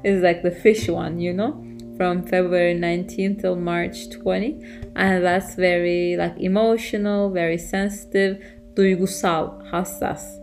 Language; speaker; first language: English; non-native, fluent; Turkish